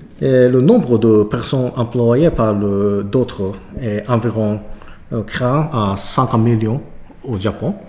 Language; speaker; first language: French; non-native, learner; Japanese